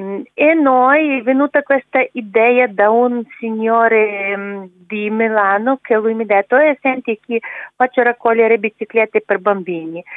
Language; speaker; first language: Italian; non-native, learner; Ukrainian